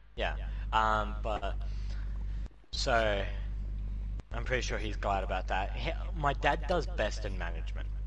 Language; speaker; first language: English; native; English